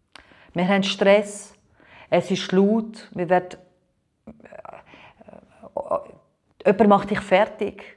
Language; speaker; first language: German; non-native, fluent; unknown